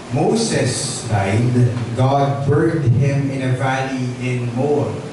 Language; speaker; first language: English; non-native, local second language; Filipino